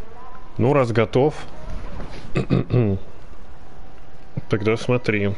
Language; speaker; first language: Russian; native; Russian